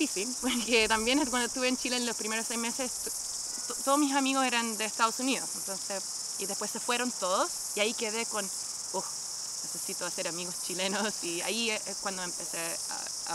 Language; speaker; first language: Spanish; non-native, fluent; English